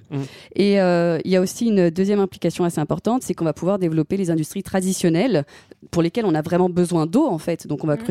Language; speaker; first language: French; native; French